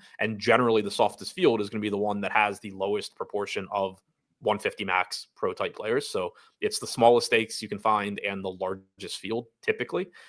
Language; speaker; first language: English; native; English